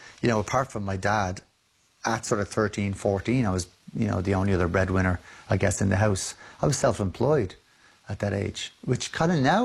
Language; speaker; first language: English; native; English